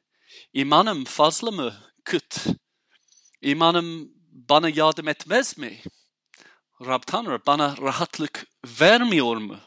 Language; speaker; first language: Turkish; non-native, fluent; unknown